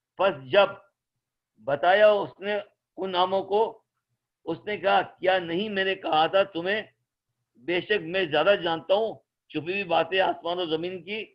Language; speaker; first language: Urdu; native; Urdu